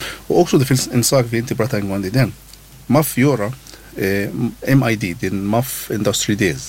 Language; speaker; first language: Swedish; non-native, learner; Arabic